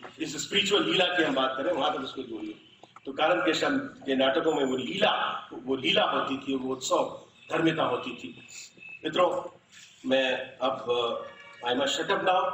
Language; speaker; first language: Hindi; native; Hindi